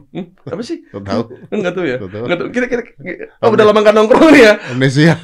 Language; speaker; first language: Indonesian; native; Indonesian